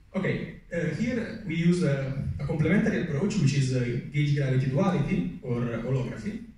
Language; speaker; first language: English; non-native, fluent; Italian